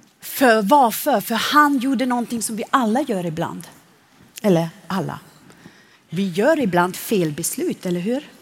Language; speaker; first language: Swedish; non-native, fluent; German